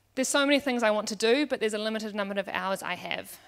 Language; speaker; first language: English; native; English